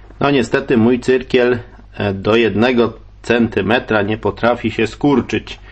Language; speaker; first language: Polish; native; Polish